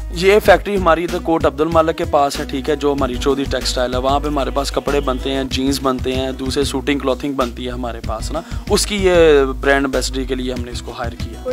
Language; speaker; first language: Urdu; non-native, local second language; Punjabi